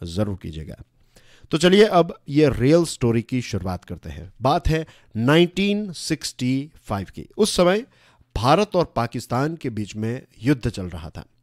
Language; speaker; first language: Hindi; non-native, local second language; Gujarati